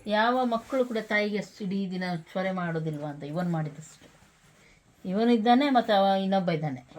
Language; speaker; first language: Kannada; native; Kannada